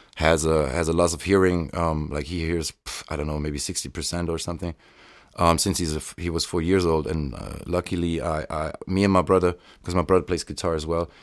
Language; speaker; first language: English; non-native, fluent; German